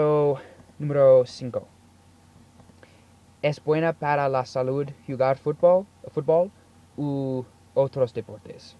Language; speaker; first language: Spanish; non-native, learner; English